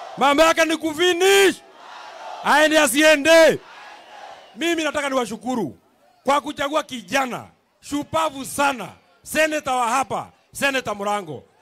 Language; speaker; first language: Swahili; non-native, local second language; Kikuyu